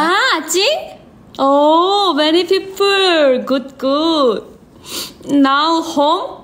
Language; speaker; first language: English; non-native, learner; Korean